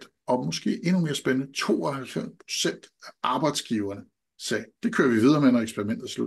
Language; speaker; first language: Danish; native; Danish